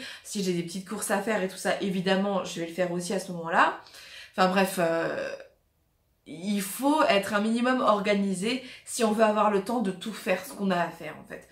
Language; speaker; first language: French; native; French